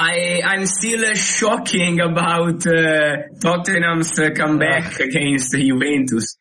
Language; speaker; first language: English; non-native, learner; Italian